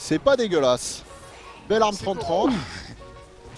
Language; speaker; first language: French; native; French